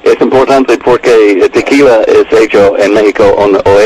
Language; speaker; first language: Spanish; non-native, learner; English